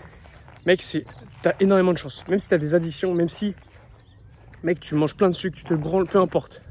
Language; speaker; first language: French; native; French